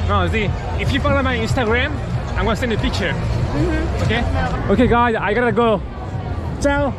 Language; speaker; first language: English; non-native, learner; Korean